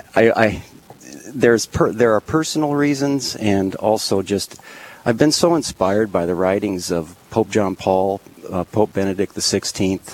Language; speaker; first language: English; native; English